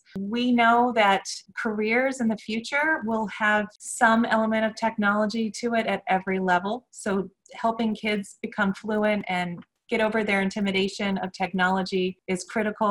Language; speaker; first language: English; native; English